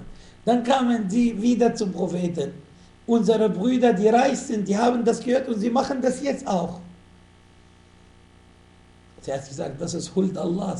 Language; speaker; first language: German; non-native, fluent; Arabic